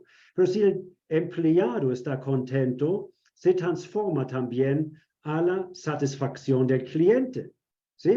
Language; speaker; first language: Spanish; non-native, fluent; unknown